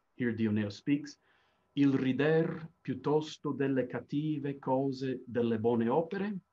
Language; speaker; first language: Italian; non-native, fluent; English